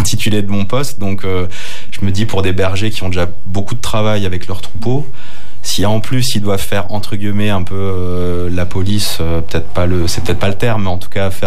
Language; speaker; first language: French; native; French